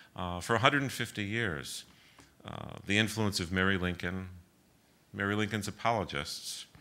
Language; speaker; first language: English; native; English